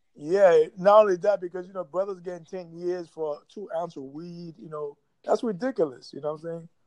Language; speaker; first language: English; native; English